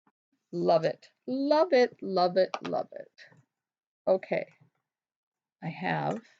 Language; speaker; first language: English; native; English